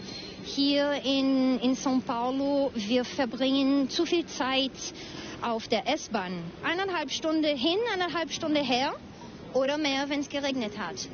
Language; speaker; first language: German; early bilingual, heritage; Portuguese